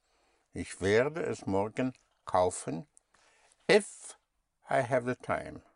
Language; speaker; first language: German; non-native, fluent; English